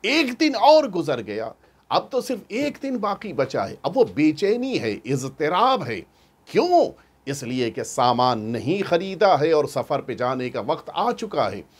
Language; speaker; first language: Urdu; native; Urdu